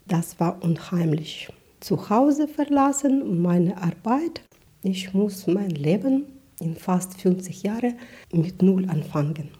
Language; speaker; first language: German; non-native, learner; Ukrainian